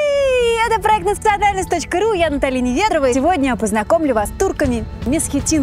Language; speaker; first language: Russian; native; Russian